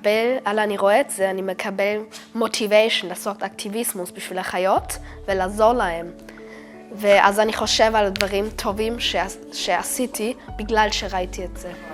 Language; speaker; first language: Hebrew; early bilingual, heritage; German